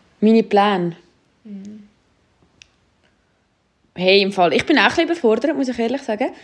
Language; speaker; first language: German; native; German